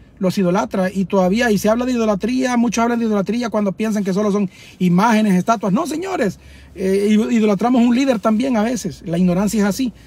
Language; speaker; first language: Spanish; native; Spanish